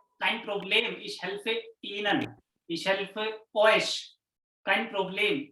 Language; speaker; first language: German; non-native, fluent; Hindi